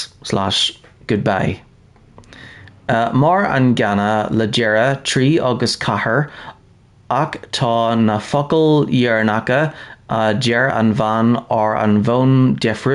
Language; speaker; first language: Irish; non-native, learner; English